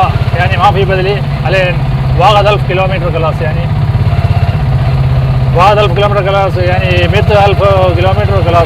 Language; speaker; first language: Arabic; non-native, learner; Malayalam